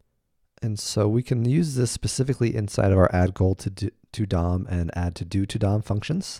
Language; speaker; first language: English; native; English